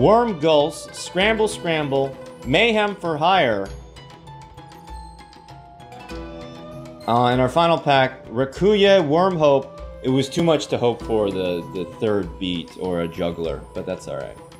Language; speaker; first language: English; native; English